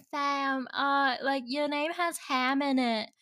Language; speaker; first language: English; non-native, local second language; Vietnamese